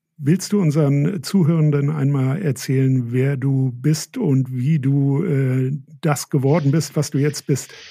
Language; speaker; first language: German; native; German